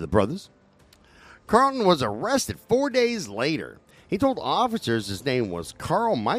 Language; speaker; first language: English; native; English